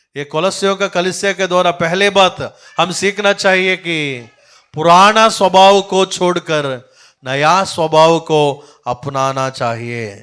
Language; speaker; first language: Hindi; non-native, local second language; Telugu